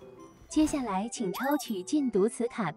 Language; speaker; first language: Chinese; native; Chinese